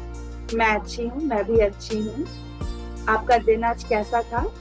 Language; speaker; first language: Hindi; native; Hindi